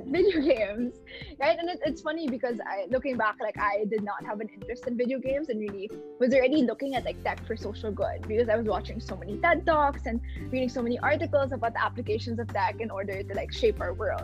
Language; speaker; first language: English; non-native, local second language; Filipino